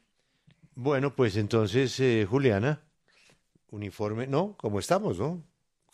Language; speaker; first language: Spanish; native; Spanish